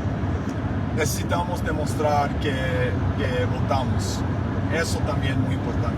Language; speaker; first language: Spanish; non-native, fluent; English